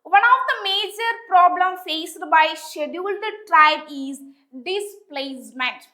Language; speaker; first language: English; non-native, local second language; Malayalam